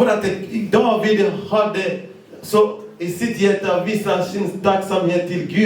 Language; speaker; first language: Swedish; non-native, fluent; Lingala